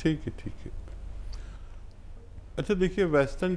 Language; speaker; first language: Hindi; native; Hindi